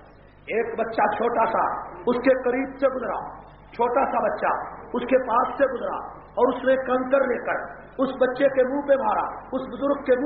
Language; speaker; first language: Urdu; native; Urdu